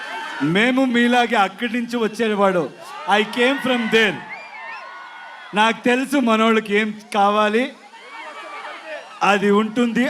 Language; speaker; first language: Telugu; non-native, learner; Kannada